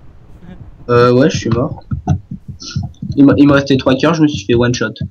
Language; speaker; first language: French; native; French